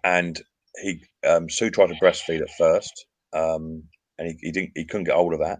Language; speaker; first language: English; native; English